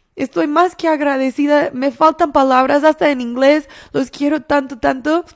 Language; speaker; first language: Spanish; non-native, fluent; English